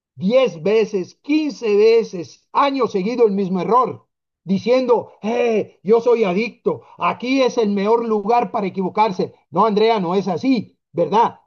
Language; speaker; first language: Spanish; non-native, fluent; Italian